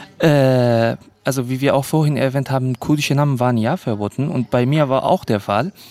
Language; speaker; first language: German; early bilingual, other home language; Kurdish